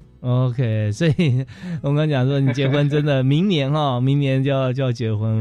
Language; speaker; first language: Chinese; native; Chinese